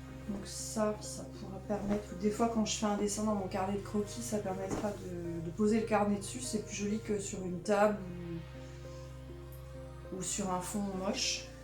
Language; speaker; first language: French; native; French